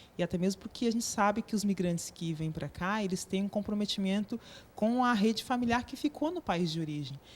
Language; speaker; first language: Portuguese; native; Portuguese